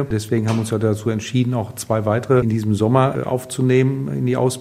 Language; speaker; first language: German; native; German